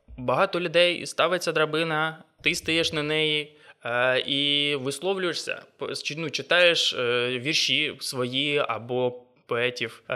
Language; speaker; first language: Ukrainian; non-native, local second language; Russian